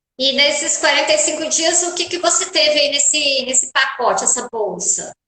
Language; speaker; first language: Portuguese; native; Portuguese